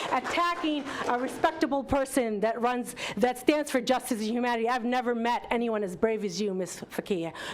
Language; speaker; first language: English; non-native, fluent; Arabic